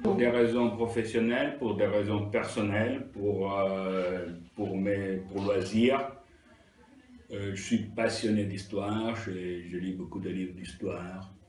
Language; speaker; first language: French; non-native, fluent; Italian